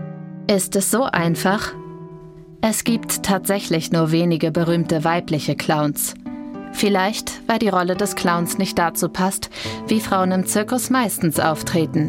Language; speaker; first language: German; native; German